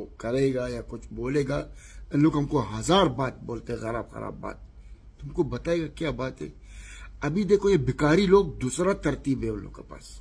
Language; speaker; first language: Hindi; non-native, learner; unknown